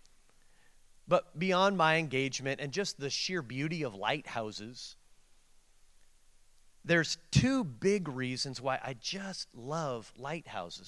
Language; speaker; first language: English; native; English